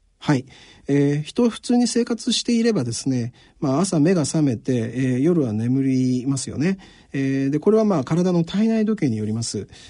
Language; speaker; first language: Japanese; native; Japanese